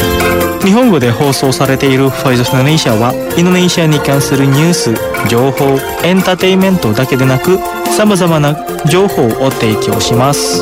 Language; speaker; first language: Japanese; non-native, fluent; Indonesian